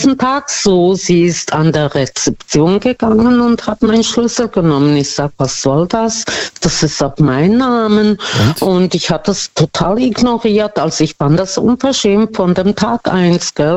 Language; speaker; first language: German; non-native, fluent; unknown